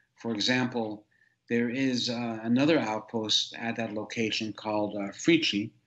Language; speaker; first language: English; native; English